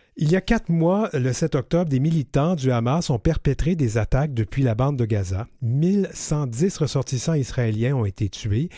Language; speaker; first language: French; native; French